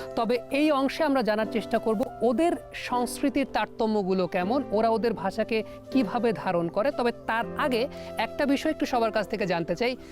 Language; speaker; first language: Bangla; native; Bangla